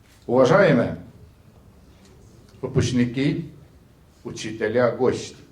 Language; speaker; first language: Russian; non-native, fluent; Estonian